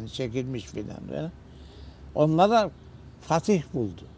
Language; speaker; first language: Turkish; native; Turkish